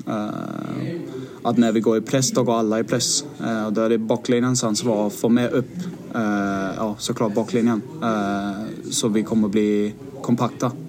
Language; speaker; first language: Swedish; non-native, fluent; Danish